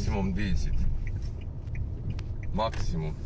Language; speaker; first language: Russian; non-native, learner; Turkish